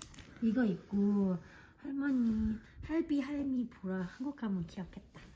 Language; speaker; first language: Korean; early bilingual, heritage; Korean